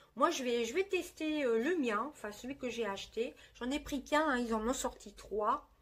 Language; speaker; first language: French; native; French